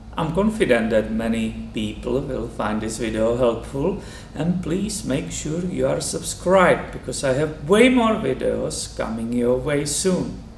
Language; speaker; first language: English; non-native, fluent; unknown